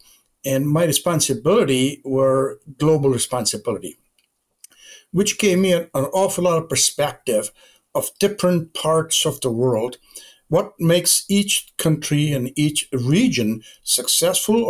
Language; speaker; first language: English; non-native, local second language; Gujarati